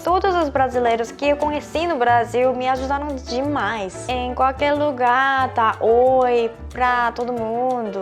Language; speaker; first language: Portuguese; non-native, fluent; Korean